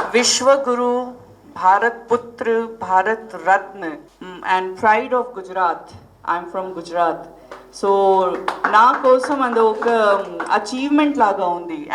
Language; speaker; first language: Telugu; non-native, learner; Gujarati